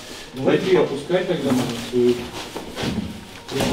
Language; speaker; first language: Russian; native; Russian